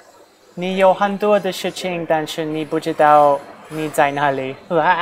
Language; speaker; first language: Chinese; non-native, learner; English